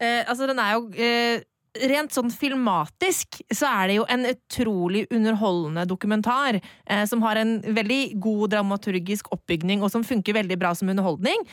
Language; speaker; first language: Norwegian; native; Norwegian